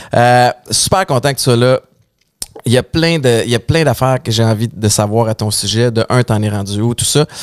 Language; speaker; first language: French; native; French